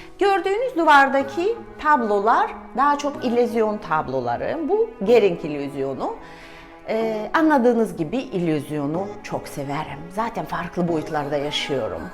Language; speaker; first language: Turkish; non-native, fluent; Russian